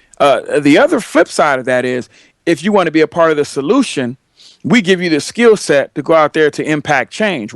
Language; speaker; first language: English; native; English